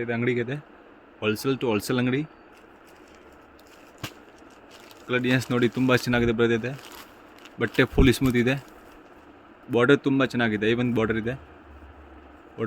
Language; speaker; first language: Kannada; non-native, local second language; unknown